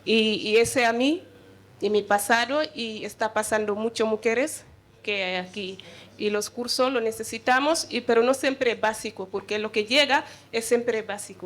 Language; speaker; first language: Spanish; non-native, learner; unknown